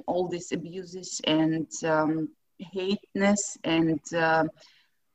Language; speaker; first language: English; non-native, fluent; Russian